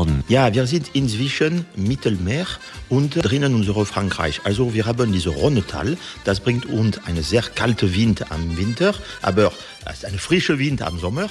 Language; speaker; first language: German; non-native, fluent; French